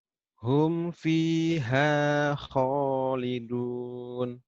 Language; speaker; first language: Arabic; non-native, learner; Indonesian